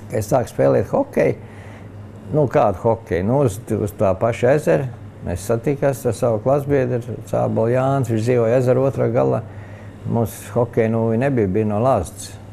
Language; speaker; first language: Latvian; native; Latvian